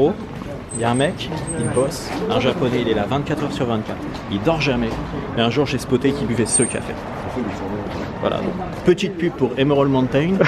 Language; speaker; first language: French; native; French